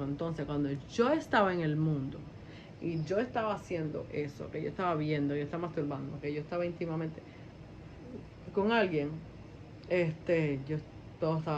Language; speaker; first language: Spanish; early bilingual, heritage; Spanish